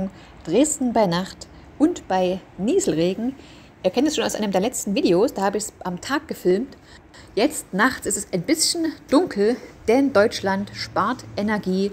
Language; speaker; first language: German; native; German